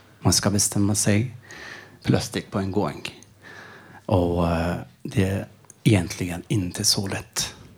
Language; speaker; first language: Swedish; non-native, fluent; Persian